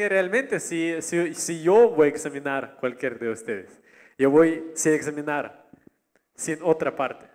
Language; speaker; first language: Spanish; non-native, learner; Russian